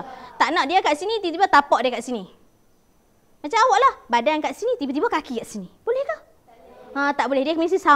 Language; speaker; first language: Malay; native; Malay